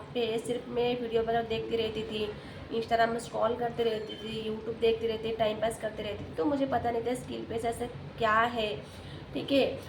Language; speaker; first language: Hindi; non-native, local second language; Odia